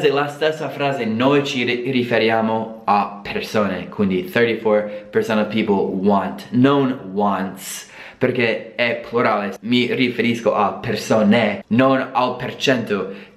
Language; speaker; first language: Italian; non-native, fluent; English